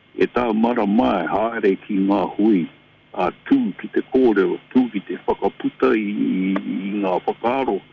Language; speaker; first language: Māori; non-native, local second language; English